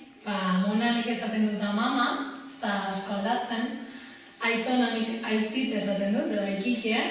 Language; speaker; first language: Basque; non-native, local second language; Spanish